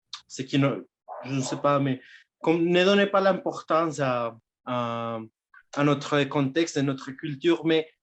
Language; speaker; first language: French; non-native, fluent; Spanish